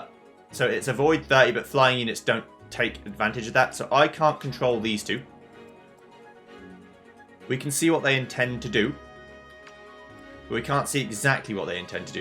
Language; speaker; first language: English; native; English